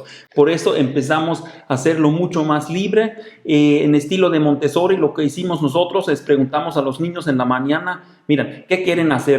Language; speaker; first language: Spanish; non-native, fluent; German